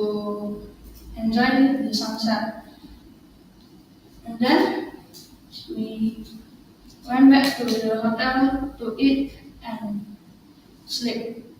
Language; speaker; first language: English; non-native, learner; Indonesian